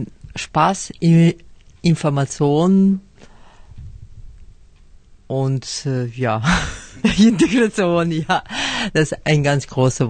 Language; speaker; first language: German; non-native, fluent; Russian